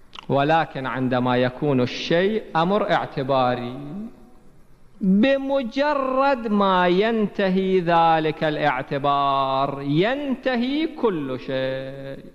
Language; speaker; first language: Arabic; native; Arabic